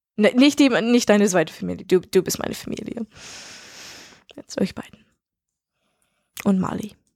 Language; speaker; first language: German; non-native, learner; English